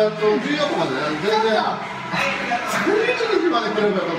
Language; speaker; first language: Japanese; non-native, fluent; English